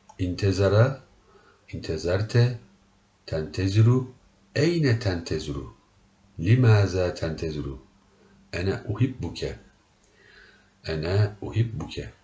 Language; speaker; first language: Arabic; non-native, learner; Turkish